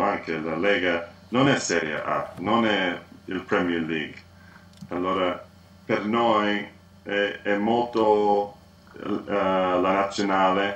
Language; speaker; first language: Italian; non-native, learner; English